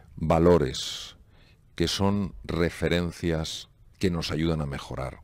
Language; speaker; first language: Spanish; native; Spanish